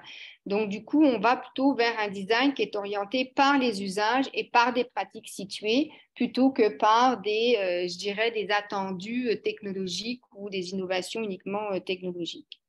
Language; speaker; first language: French; native; French